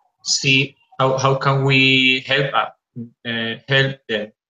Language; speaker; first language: English; non-native, fluent; Spanish